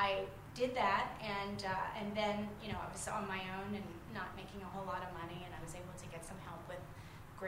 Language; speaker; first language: English; native; English